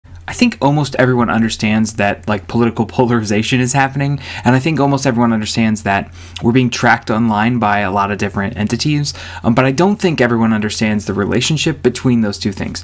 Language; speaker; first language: English; native; English